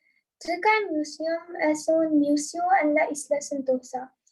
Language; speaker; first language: Spanish; non-native, learner; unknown